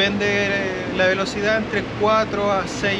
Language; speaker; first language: Spanish; native; Spanish